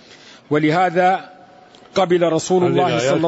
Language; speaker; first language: Arabic; native; Arabic